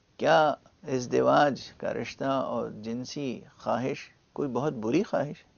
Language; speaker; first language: Urdu; native; Urdu